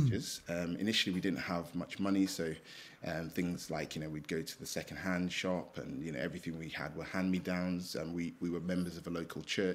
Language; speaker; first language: English; native; English